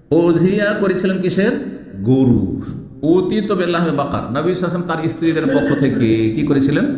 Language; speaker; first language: Bangla; native; Bangla